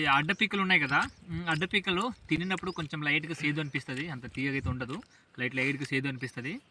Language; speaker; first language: Telugu; native; Telugu